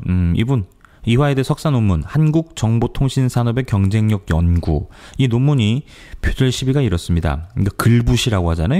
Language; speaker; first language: Korean; native; Korean